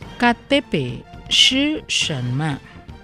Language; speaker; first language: Chinese; non-native, fluent; Indonesian